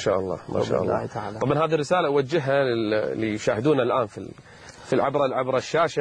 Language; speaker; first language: Arabic; native; Arabic